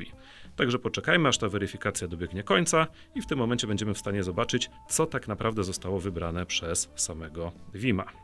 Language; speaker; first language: Polish; native; Polish